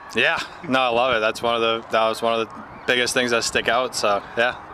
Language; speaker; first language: English; early bilingual, other home language; Slovak